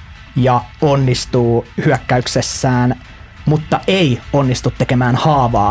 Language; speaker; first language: Finnish; native; Finnish